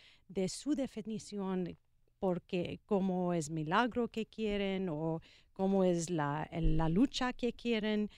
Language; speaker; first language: Spanish; non-native, learner; English